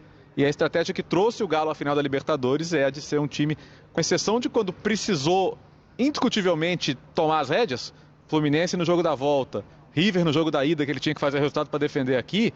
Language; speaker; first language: Portuguese; native; Portuguese